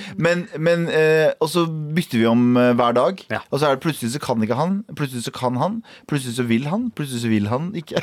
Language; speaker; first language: Norwegian; early bilingual, other home language; Kurdish